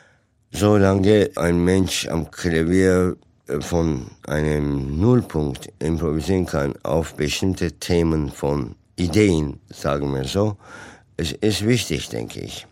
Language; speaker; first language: German; non-native, fluent; Turkish